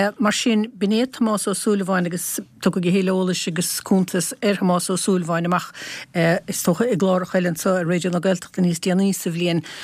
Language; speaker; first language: Irish; native; Irish